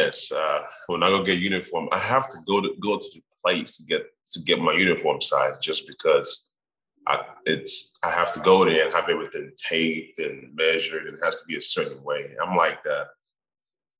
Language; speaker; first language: English; non-native, local second language; Igbo